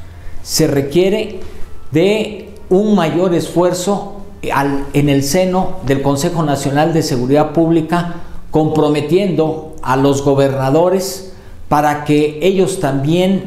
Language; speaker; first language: Spanish; native; Spanish